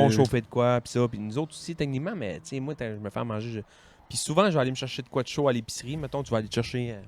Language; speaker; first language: French; native; French